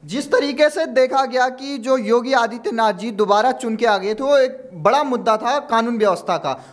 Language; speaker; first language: Hindi; native; Hindi